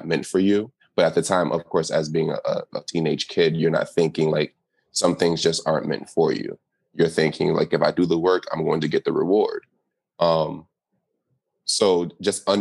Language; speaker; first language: English; native; English